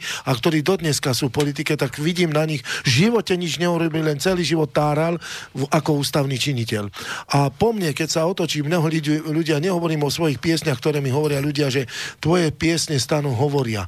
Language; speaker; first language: Slovak; native; Slovak